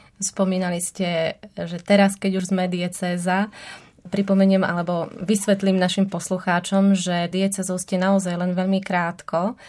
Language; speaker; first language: Slovak; native; Slovak